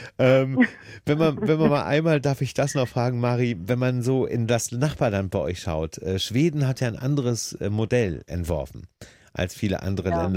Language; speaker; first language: German; native; German